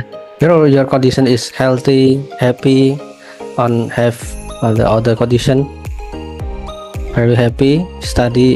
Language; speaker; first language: English; non-native, learner; Indonesian